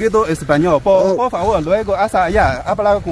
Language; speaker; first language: Spanish; non-native, learner; Chinese